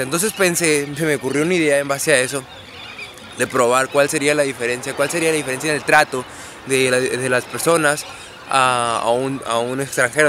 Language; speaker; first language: Spanish; native; Spanish